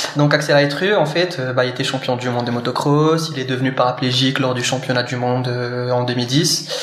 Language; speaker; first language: French; non-native, local second language; Arabic